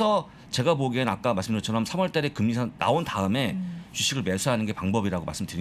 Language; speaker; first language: Korean; native; Korean